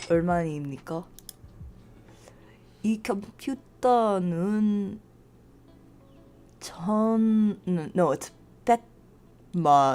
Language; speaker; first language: Korean; non-native, learner; English